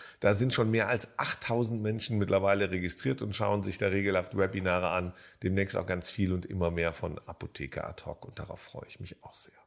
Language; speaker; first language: German; native; German